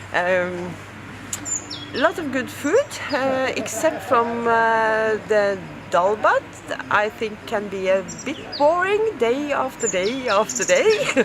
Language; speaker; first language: English; non-native, fluent; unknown